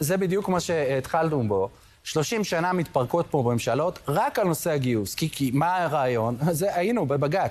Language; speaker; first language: Hebrew; native; Hebrew